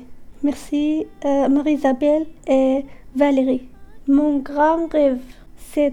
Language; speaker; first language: French; non-native, learner; Arabic